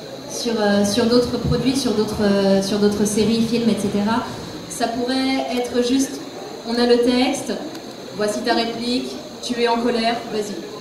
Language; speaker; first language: French; native; French